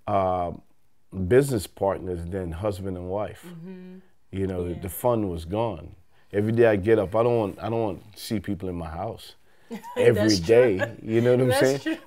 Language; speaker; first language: English; native; English